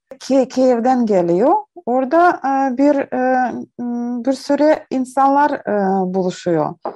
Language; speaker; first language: Turkish; non-native, learner; Ukrainian